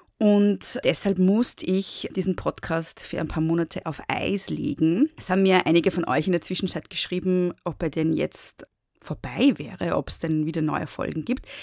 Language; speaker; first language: German; native; German